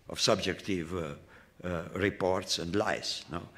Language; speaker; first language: English; non-native, fluent; Romanian